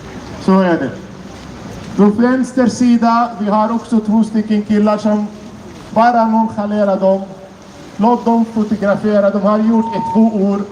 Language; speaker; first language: Swedish; non-native, fluent; Arabic